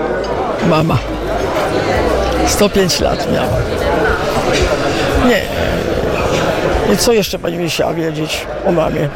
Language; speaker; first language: Polish; early bilingual, heritage; Italian